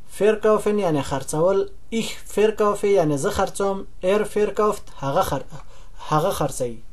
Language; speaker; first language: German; non-native, learner; Pashto